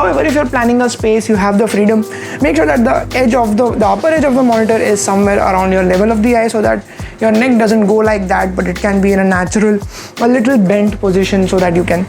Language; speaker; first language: English; non-native, local second language; Hindi